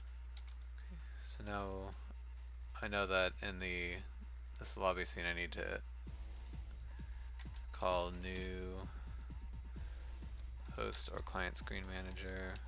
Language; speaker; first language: English; native; English